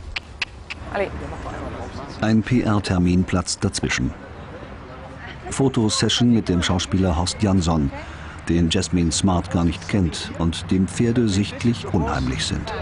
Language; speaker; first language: German; native; German